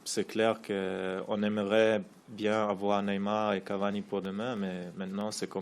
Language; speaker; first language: French; non-native, fluent; German